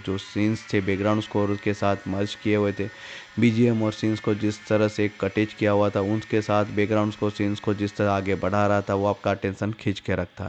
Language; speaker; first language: Hindi; native; Hindi